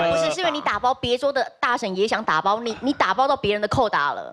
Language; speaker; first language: Chinese; native; Chinese